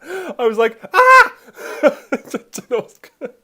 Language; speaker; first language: English; native; English